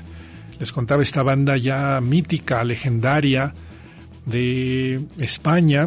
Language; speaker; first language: Spanish; native; Spanish